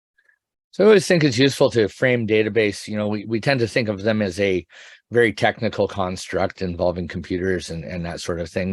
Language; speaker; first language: English; native; English